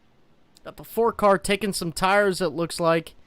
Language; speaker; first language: English; native; English